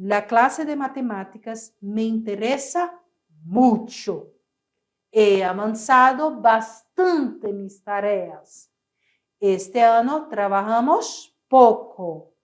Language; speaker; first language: Spanish; non-native, fluent; Portuguese